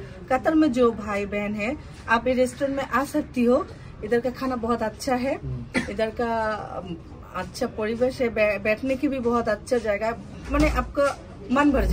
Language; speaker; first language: Hindi; non-native, learner; Bangla